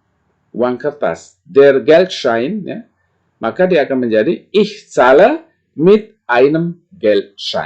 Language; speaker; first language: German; non-native, fluent; Indonesian